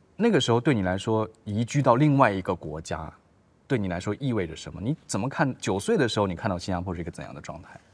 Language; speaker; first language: Chinese; native; Chinese